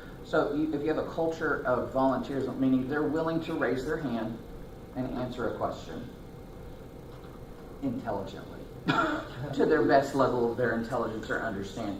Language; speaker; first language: English; native; English